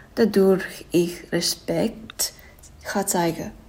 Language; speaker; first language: Swiss German; non-native, fluent; English